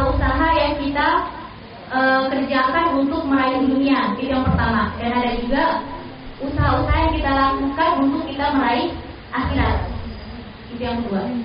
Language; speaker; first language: Indonesian; native; Indonesian